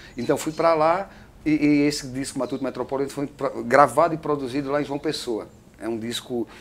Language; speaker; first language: Portuguese; native; Portuguese